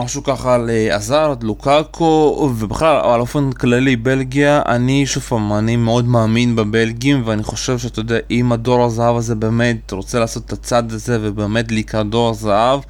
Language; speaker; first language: Hebrew; native; Hebrew